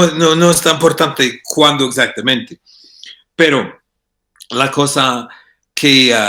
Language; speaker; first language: Spanish; non-native, fluent; English